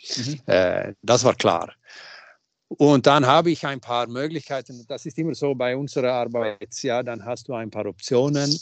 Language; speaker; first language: German; non-native, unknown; Swedish